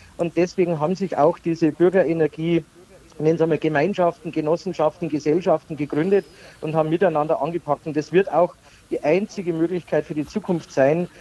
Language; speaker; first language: German; native; German